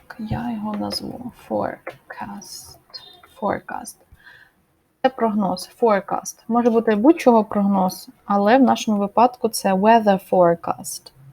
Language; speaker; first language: Ukrainian; native; Ukrainian